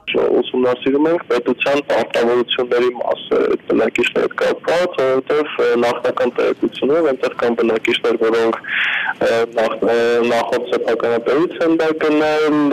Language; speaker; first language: Armenian; native; Armenian